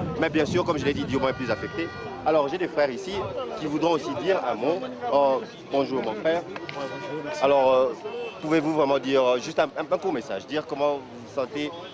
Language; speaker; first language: French; non-native, local second language; Lingala